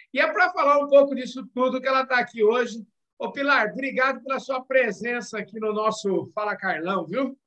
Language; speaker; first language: Portuguese; native; Portuguese